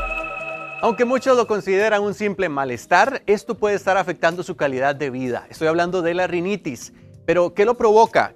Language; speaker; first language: Spanish; native; Spanish